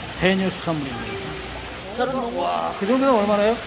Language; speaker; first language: Korean; native; Korean